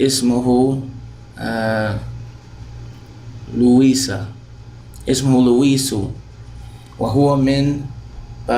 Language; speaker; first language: Arabic; non-native, fluent; English